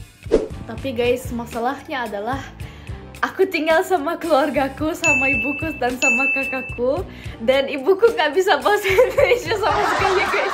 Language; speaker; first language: Indonesian; non-native, fluent; German